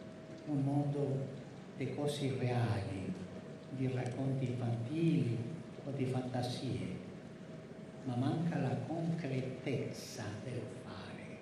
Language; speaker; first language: Italian; early bilingual, heritage; Spanish